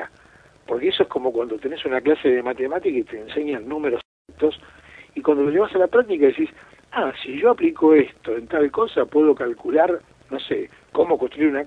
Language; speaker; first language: Spanish; native; Spanish